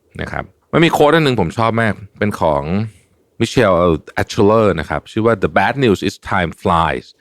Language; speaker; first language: Thai; native; Thai